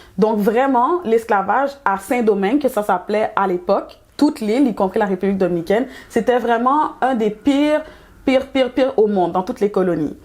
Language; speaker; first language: French; early bilingual, other home language; Haitian Creole